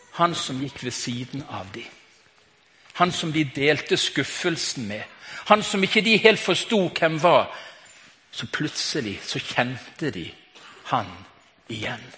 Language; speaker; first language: Norwegian; native; Norwegian